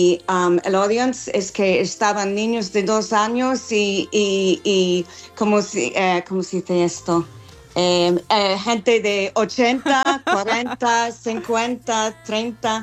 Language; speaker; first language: Spanish; non-native, learner; English